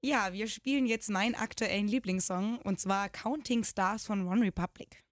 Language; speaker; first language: German; native; German